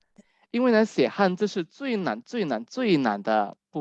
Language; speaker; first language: Chinese; non-native, fluent; Indonesian